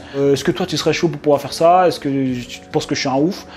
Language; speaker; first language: French; native; French